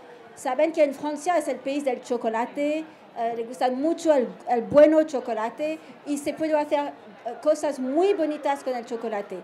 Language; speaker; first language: Spanish; non-native, learner; French